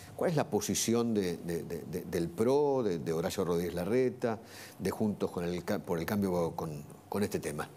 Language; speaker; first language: Spanish; native; Spanish